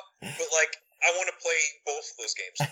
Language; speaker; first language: English; native; English